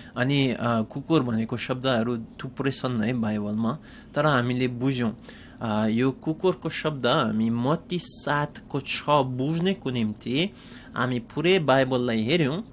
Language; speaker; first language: Nepali; non-native, fluent; English